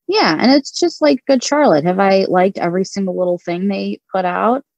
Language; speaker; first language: English; native; English